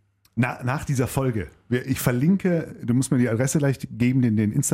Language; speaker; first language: German; native; German